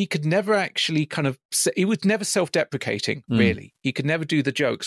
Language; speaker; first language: English; native; English